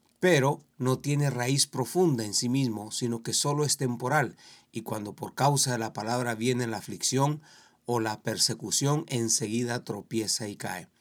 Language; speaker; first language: Spanish; native; Spanish